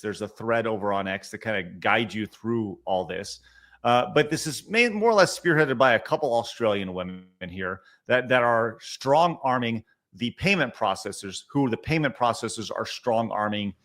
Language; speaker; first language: English; native; English